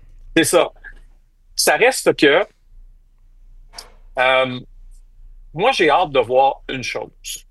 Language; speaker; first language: French; native; French